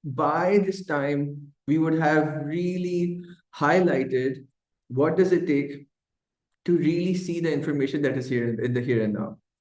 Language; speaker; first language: English; non-native, local second language; Urdu